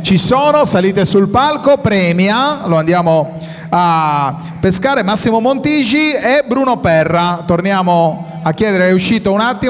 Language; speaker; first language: Italian; native; Italian